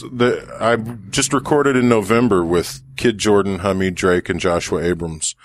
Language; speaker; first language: English; native; English